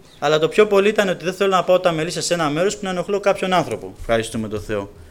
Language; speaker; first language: Greek; native; Greek